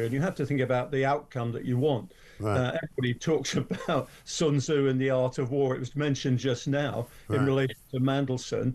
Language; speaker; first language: English; native; English